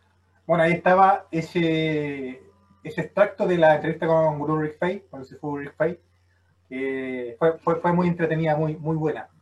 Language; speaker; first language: Spanish; native; Spanish